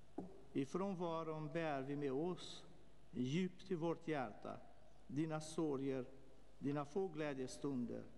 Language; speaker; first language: Swedish; non-native, fluent; Portuguese